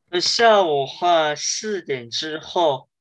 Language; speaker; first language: Chinese; early bilingual, heritage; English